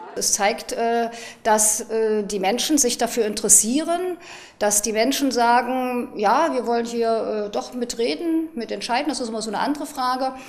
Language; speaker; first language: German; native; German